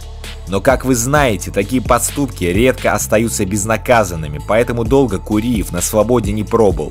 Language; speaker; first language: Russian; native; Russian